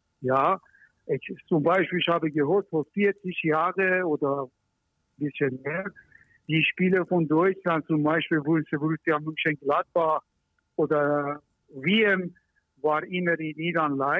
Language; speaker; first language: German; non-native, learner; Persian